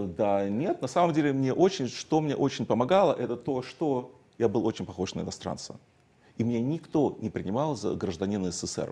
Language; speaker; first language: Russian; native; Russian